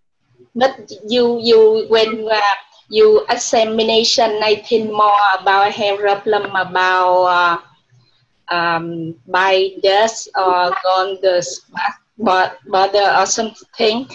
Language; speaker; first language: English; non-native, learner; Vietnamese